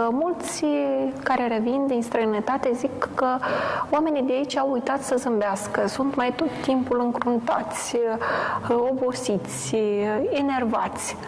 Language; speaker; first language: Romanian; native; Romanian